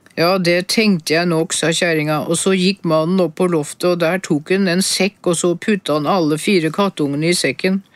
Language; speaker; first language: Norwegian; native; Norwegian